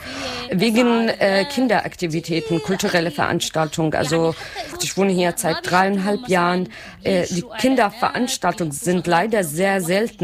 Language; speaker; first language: German; non-native, learner; Arabic